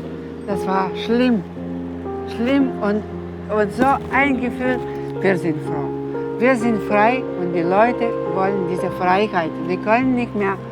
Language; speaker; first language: German; non-native, fluent; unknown